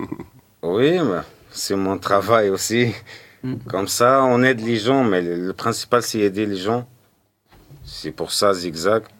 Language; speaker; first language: French; non-native, learner; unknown